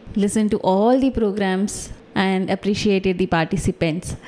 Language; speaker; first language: English; non-native, local second language; Kannada